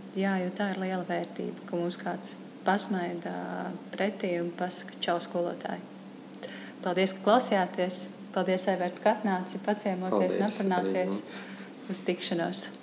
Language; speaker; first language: Latvian; native; Latvian